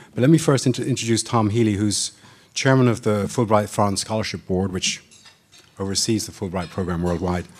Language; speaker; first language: English; native; English